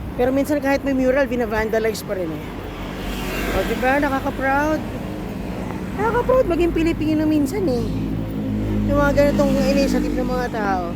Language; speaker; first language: Filipino; native; Filipino